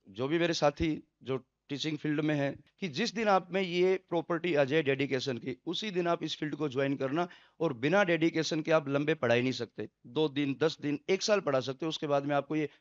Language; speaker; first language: Hindi; native; Hindi